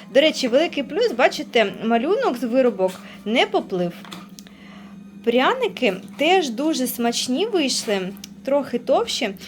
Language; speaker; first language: Ukrainian; native; Ukrainian